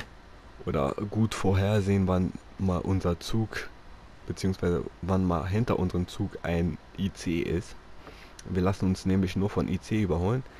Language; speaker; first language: German; native; German